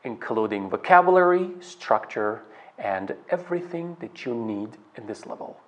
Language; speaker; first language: English; non-native, fluent; Persian